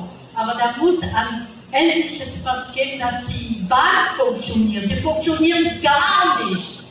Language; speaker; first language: German; non-native, fluent; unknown